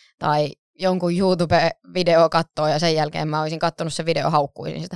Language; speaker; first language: Finnish; native; Finnish